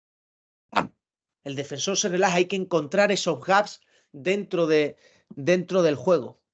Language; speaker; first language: Spanish; native; Spanish